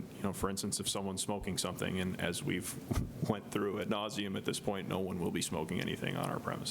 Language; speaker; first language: English; native; English